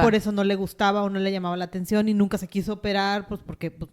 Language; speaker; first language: Spanish; native; Spanish